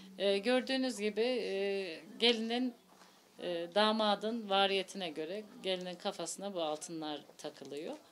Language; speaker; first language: Turkish; early bilingual, heritage; Turkish